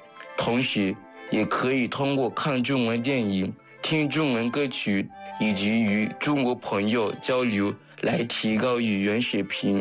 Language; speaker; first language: Chinese; non-native, fluent; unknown